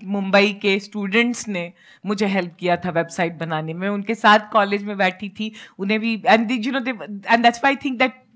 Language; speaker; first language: Hindi; native; Hindi